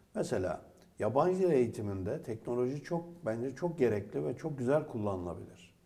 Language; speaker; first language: Turkish; native; Turkish